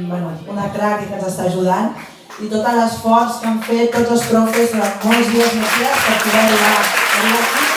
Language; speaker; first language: Catalan; native; Catalan